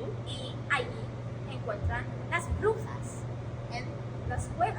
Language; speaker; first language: Spanish; non-native, learner; English